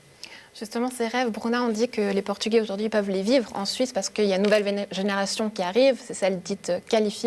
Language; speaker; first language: French; native; French